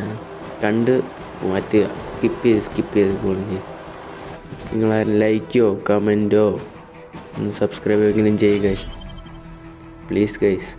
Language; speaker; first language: Malayalam; native; Malayalam